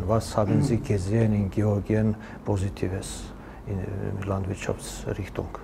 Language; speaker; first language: German; non-native, learner; Georgian